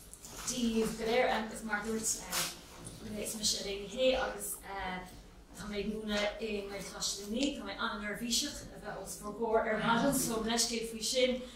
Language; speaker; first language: Irish; non-native, local second language; English